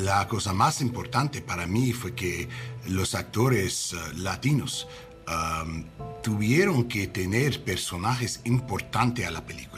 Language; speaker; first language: Spanish; non-native, learner; English